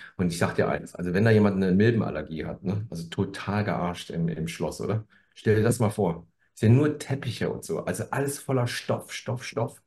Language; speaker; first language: German; early bilingual, other home language; Korean